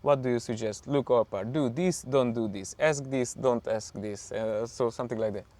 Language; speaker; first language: English; non-native, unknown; Hungarian